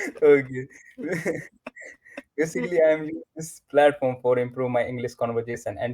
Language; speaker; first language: English; non-native, learner; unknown